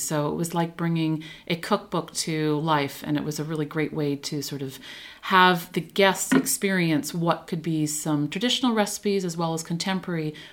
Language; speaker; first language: English; native; English